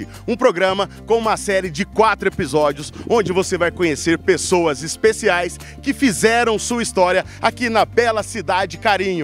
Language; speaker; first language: Portuguese; native; Portuguese